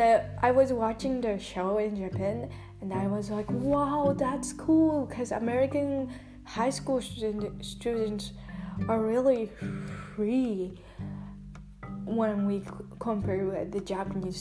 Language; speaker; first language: English; non-native, learner; Japanese